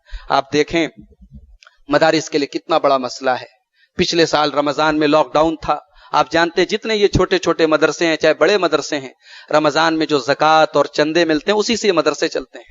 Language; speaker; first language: Urdu; native; Urdu